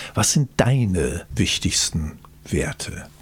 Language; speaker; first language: German; native; German